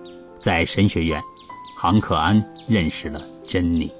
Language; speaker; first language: Chinese; native; Chinese